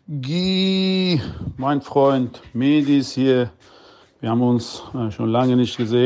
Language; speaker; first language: German; non-native, learner; Persian